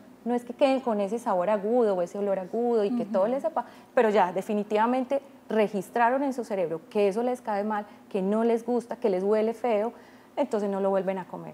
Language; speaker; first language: Spanish; native; Spanish